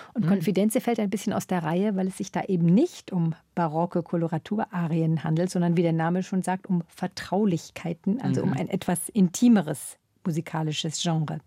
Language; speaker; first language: German; native; German